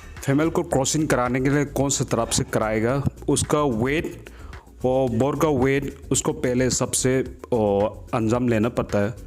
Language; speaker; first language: Hindi; non-native, local second language; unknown